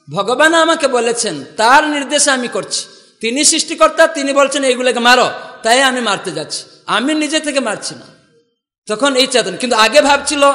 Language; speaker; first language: Bangla; non-native, fluent; Odia